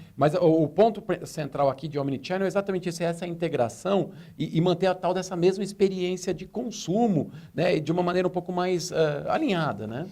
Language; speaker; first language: Portuguese; native; Portuguese